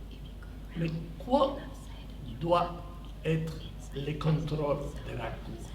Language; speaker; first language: French; non-native, fluent; Spanish